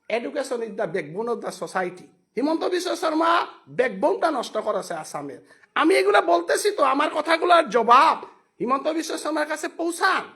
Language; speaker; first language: Bangla; non-native, local second language; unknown